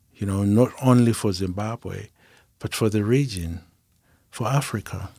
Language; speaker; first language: English; non-native, local second language; Shona